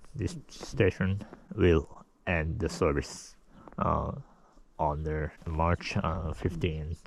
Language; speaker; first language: English; non-native, learner; Japanese